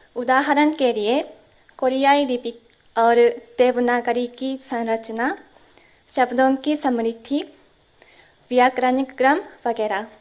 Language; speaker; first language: Hindi; non-native, fluent; Korean